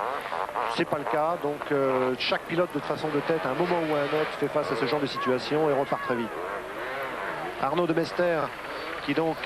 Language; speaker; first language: French; native; French